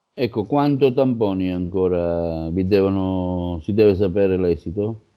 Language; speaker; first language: Italian; native; Italian